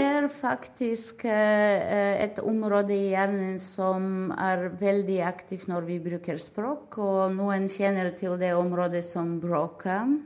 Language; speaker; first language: Norwegian; non-native, fluent; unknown